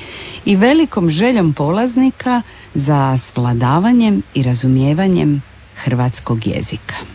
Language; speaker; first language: Serbian; native; Serbian